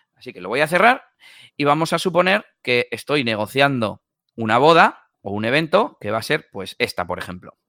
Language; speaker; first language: Spanish; native; Spanish